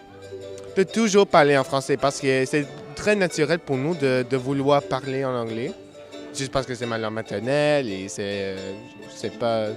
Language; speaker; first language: French; non-native, local second language; English